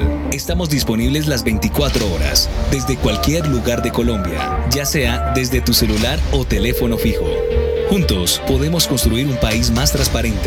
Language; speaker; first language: Spanish; native; Spanish